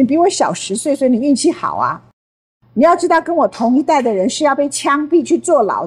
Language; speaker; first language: Chinese; native; Chinese